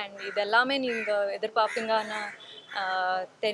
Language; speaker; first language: Tamil; non-native, learner; Kannada